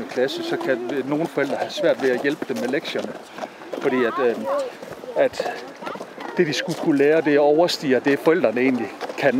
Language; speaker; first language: Danish; native; Danish